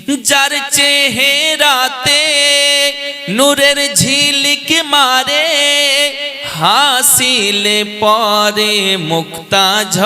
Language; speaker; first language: Bangla; native; Bangla